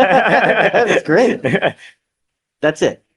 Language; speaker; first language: English; native; English